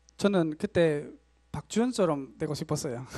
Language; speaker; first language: Korean; non-native, learner; Spanish